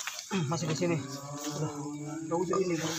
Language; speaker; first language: Indonesian; native; Indonesian